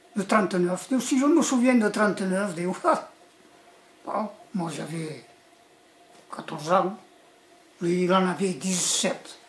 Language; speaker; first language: French; early bilingual, other home language; Spanish